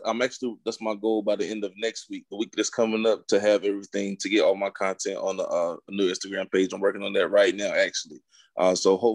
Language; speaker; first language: English; native; English